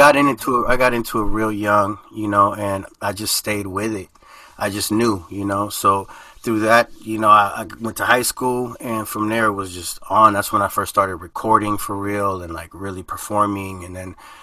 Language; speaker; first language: English; early bilingual, other home language; Spanish